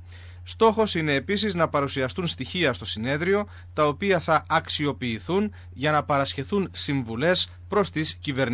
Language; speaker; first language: Greek; native; Greek